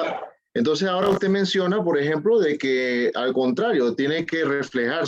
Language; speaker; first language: Spanish; native; Spanish